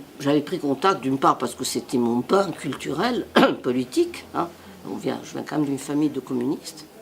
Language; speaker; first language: French; non-native, fluent; Italian